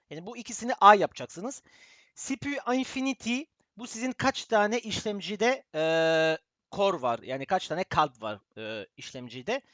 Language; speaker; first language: Turkish; early bilingual, heritage; Turkish